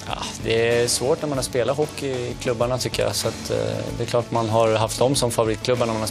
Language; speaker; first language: Swedish; native; Swedish